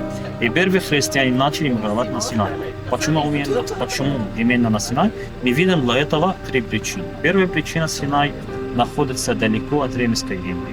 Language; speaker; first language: Russian; non-native, fluent; Arabic